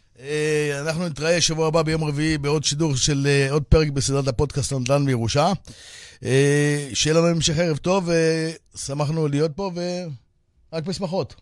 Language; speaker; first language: Hebrew; native; Hebrew